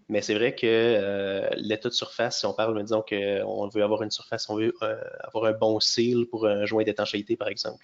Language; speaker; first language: French; native; French